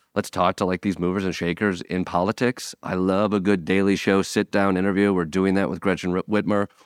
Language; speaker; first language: English; native; English